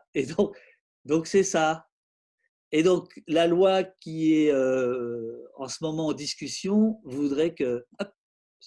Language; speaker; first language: French; native; French